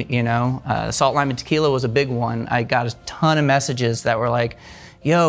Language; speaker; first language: English; native; English